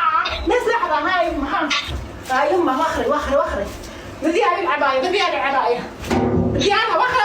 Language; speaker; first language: Arabic; native; Arabic